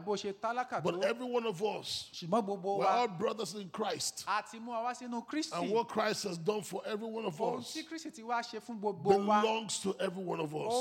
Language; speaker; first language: English; non-native, local second language; Igbo